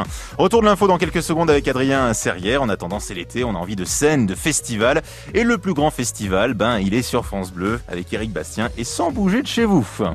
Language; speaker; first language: French; native; French